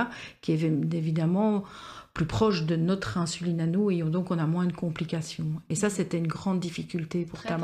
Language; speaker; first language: French; native; French